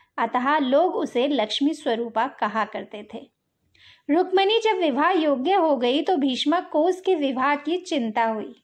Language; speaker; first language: Hindi; native; Hindi